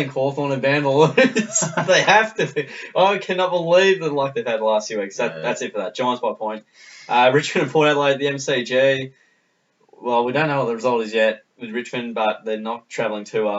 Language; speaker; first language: English; native; English